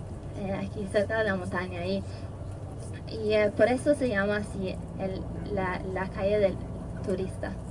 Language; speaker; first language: Spanish; non-native, fluent; Norwegian